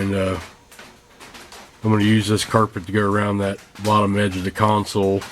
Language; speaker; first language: English; native; English